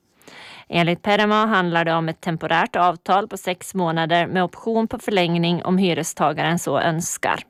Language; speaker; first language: Swedish; native; Swedish